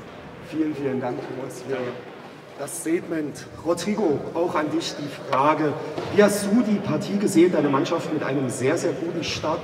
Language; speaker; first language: German; native; German